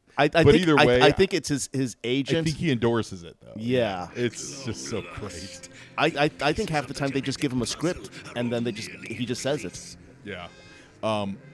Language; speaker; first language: English; native; English